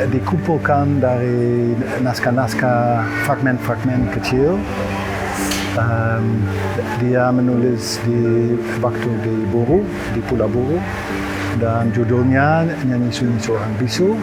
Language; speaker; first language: Indonesian; non-native, fluent; Dutch